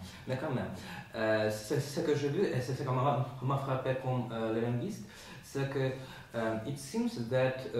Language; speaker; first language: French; non-native, learner; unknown